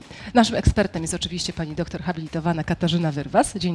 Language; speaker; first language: Polish; native; Polish